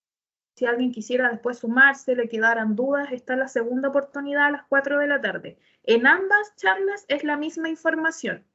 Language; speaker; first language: Spanish; native; Spanish